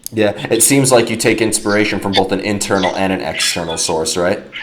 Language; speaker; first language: English; native; English